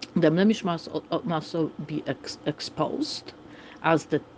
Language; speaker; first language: English; non-native, fluent; Polish